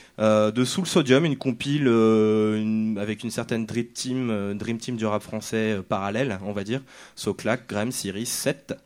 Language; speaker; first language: French; native; French